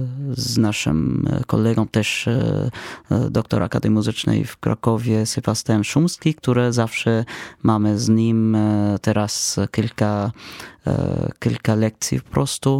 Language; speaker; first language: Polish; non-native, fluent; Arabic